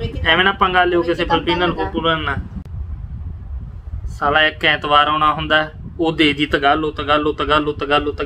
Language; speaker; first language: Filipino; non-native, learner; Punjabi